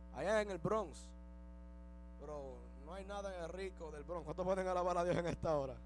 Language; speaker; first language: Spanish; early bilingual, heritage; Spanish